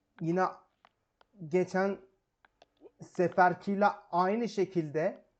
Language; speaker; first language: Turkish; native; Turkish